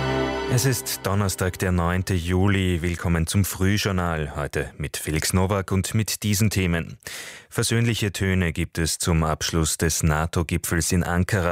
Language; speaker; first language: German; native; German